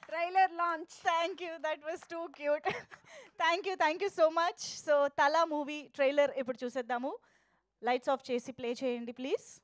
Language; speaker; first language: Telugu; native; Telugu